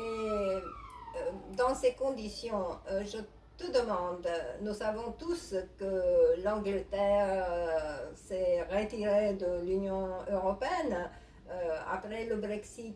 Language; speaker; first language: French; non-native, fluent; Romanian